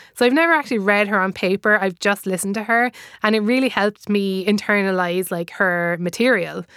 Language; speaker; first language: English; native; English